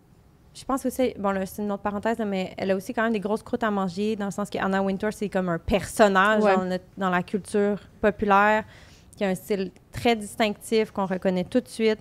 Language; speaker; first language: French; native; French